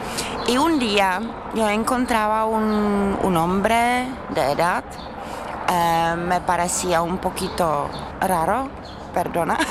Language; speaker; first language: Spanish; non-native, learner; Czech